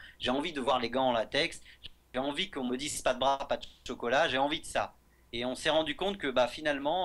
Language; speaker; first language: French; native; French